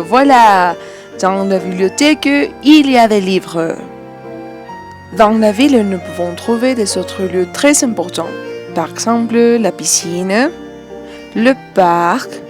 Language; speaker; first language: French; non-native, fluent; Spanish